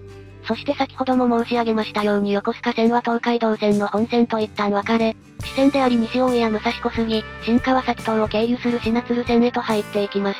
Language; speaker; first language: Japanese; native; Japanese